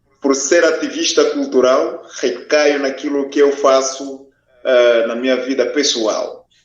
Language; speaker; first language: Portuguese; non-native, local second language; Kongo